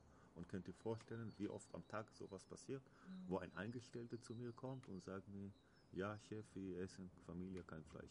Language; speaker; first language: German; non-native, learner; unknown